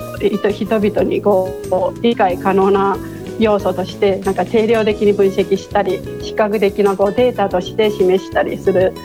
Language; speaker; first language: Japanese; non-native, fluent; Chinese